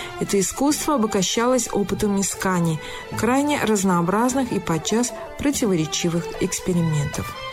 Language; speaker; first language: Russian; non-native, local second language; Tajik